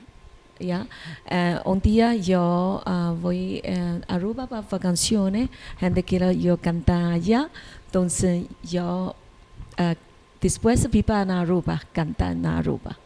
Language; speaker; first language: Spanish; non-native, learner; Chinese